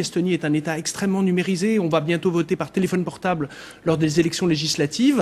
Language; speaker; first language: French; native; French